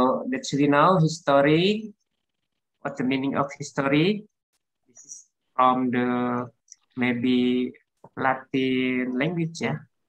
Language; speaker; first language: English; non-native, learner; Indonesian